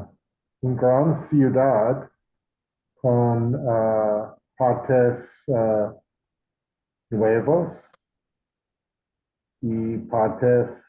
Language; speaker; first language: Spanish; non-native, learner; English